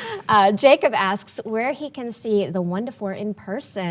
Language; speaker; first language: English; native; English